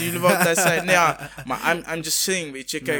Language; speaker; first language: Dutch; early bilingual, other home language; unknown